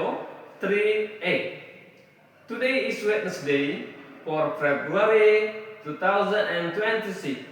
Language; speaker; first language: English; non-native, learner; Indonesian